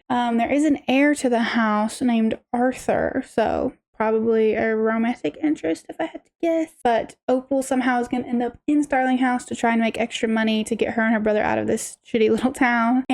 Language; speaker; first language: English; native; English